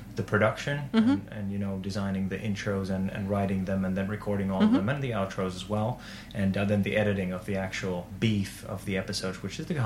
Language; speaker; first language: English; non-native, fluent; Finnish